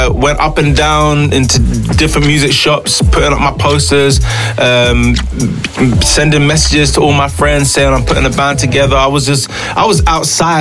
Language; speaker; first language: English; native; English